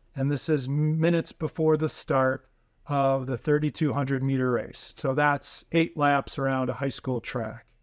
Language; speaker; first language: English; native; English